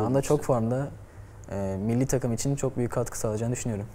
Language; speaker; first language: Turkish; native; Turkish